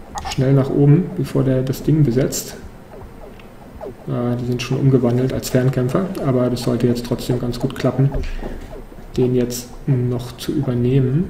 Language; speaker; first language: German; native; German